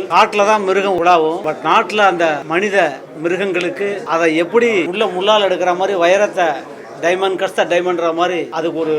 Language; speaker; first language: Tamil; native; Tamil